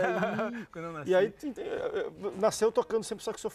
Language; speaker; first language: Portuguese; native; Portuguese